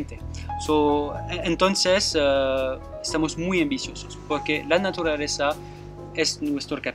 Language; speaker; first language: Spanish; non-native, fluent; French